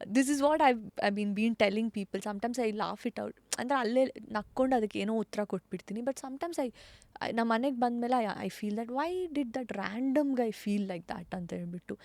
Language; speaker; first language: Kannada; non-native, local second language; Tulu